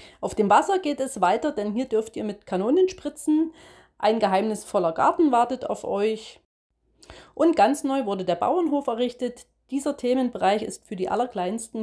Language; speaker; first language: German; native; German